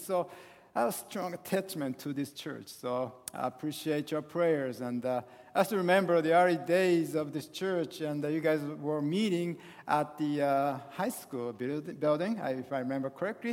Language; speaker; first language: English; non-native, fluent; Japanese